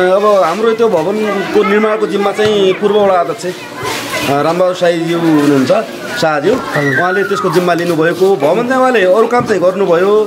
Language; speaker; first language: Nepali; native; Nepali